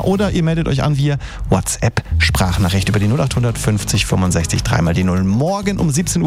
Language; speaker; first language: German; native; German